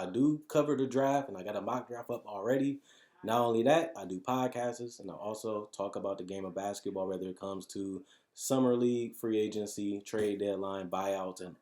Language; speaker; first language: English; native; English